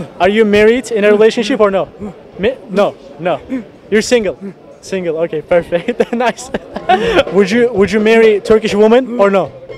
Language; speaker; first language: English; non-native, fluent; Turkish